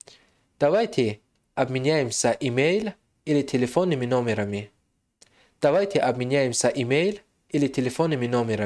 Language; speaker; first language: Russian; non-native, fluent; Tajik